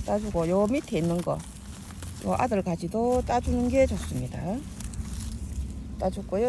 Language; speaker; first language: Korean; native; Korean